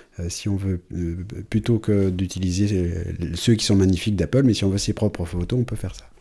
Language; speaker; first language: French; native; French